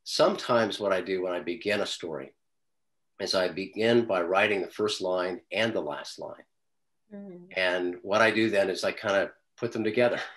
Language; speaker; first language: English; native; English